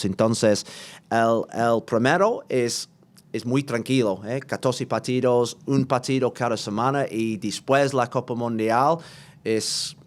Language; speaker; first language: Spanish; non-native, learner; English